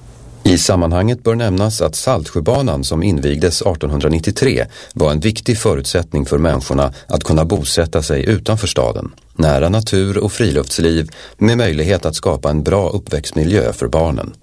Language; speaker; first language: Swedish; native; Swedish